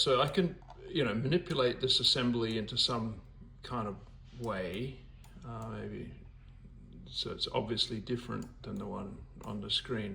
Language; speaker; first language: English; native; English